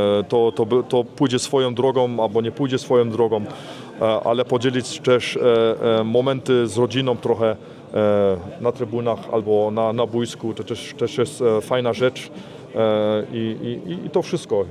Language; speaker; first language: Polish; early bilingual, heritage; Polish